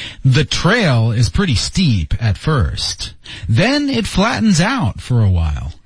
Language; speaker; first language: English; native; English